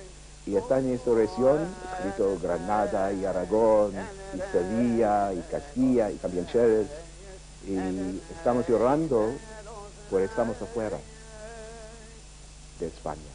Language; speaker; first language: Spanish; early bilingual, heritage; Ladino